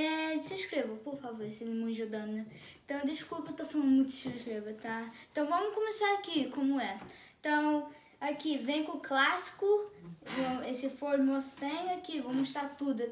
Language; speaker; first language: Portuguese; early bilingual, heritage; Portuguese